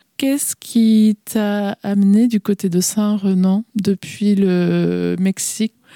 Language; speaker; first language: French; native; French